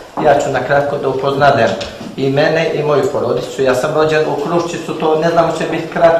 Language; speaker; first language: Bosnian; early bilingual, heritage; Bosnian